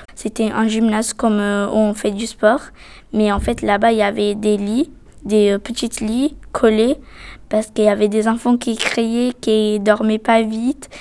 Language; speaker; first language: French; non-native, fluent; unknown